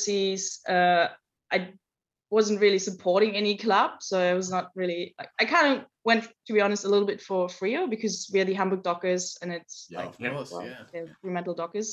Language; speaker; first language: English; non-native, fluent; German